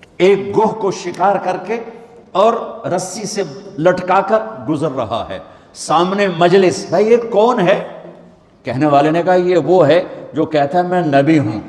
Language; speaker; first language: Urdu; non-native, local second language; Punjabi